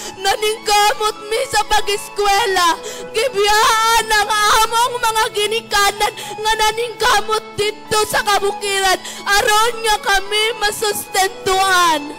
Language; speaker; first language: Cebuano; non-native, local second language; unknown